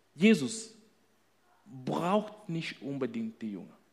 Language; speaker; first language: German; non-native, fluent; Swahili